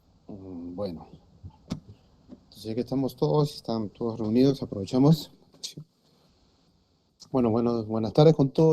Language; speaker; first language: Spanish; native; Spanish